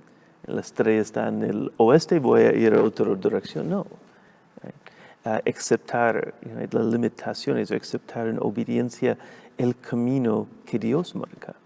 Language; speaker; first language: Spanish; non-native, fluent; English